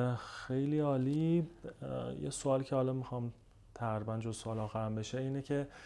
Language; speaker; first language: Persian; native; Persian